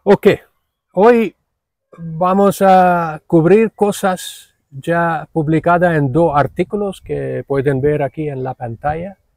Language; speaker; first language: Spanish; non-native, fluent; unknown